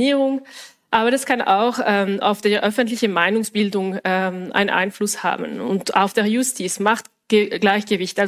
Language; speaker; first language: German; non-native, local second language; French